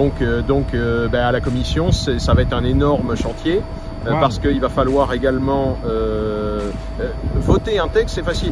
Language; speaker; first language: French; native; French